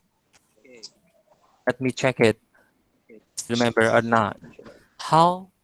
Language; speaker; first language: English; non-native, fluent; Indonesian